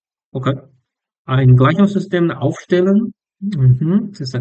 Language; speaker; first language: German; non-native, learner; English